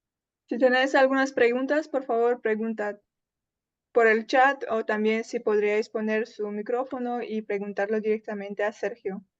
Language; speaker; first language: Spanish; non-native, fluent; Russian